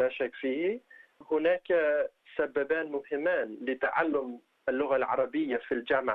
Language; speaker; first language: Arabic; non-native, fluent; English